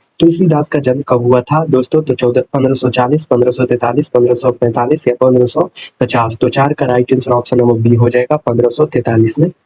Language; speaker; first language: Hindi; native; Hindi